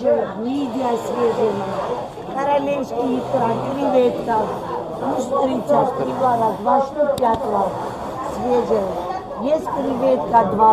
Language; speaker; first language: Russian; non-native, learner; Georgian